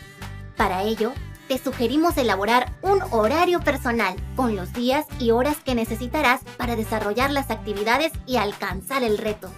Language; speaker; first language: Spanish; native; Spanish